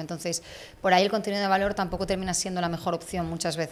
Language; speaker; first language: Spanish; native; Spanish